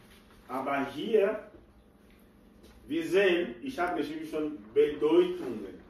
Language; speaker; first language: German; non-native, learner; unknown